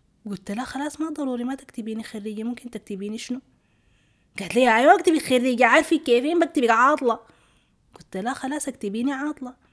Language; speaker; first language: Arabic; early bilingual, heritage; Arabic